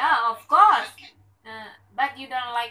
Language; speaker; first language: English; non-native, learner; Indonesian